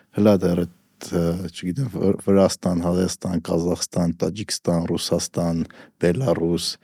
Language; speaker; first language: Armenian; native; Armenian